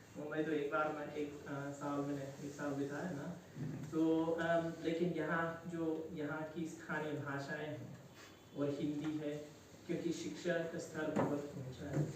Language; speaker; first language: Hindi; non-native, fluent; English